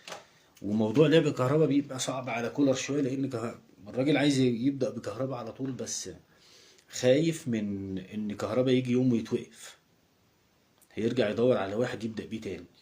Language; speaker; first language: Arabic; native; Arabic